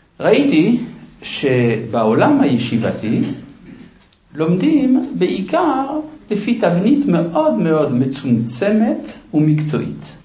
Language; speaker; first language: Hebrew; non-native, fluent; Spanish